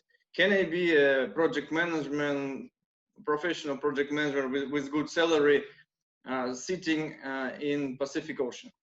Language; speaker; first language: English; non-native, learner; Russian